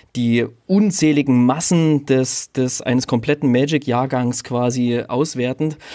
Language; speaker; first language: German; native; German